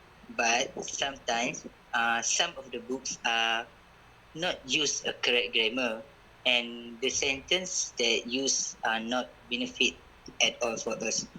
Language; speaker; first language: English; non-native, local second language; Malay